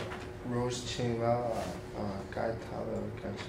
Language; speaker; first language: Chinese; non-native, learner; English